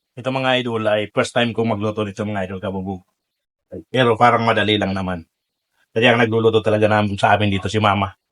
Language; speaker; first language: Filipino; non-native, local second language; Bikol